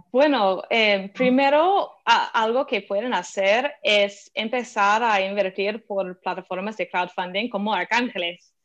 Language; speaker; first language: Spanish; non-native, fluent; English